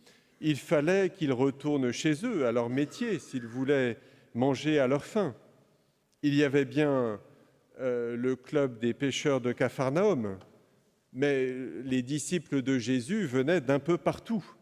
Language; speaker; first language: French; native; French